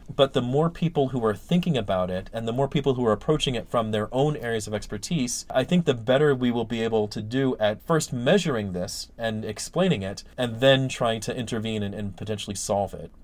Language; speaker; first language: English; native; English